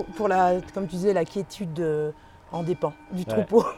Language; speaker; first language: French; native; French